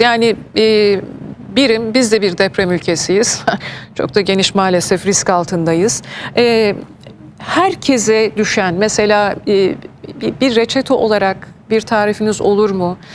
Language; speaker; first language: Turkish; native; Turkish